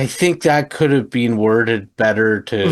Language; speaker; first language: English; native; English